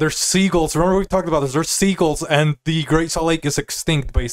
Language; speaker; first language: English; native; English